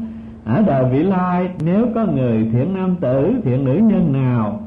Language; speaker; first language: Vietnamese; native; Vietnamese